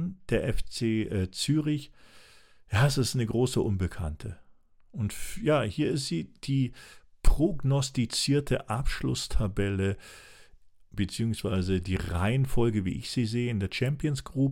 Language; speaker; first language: German; native; German